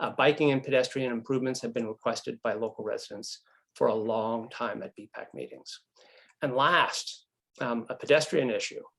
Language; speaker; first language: English; native; English